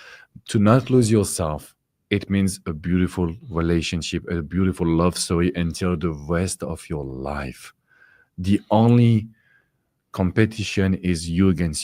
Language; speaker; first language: English; non-native, fluent; French